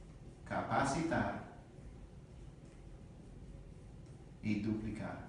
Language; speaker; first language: Spanish; non-native, learner; English